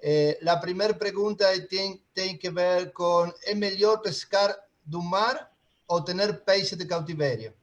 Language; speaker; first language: Portuguese; non-native, fluent; Spanish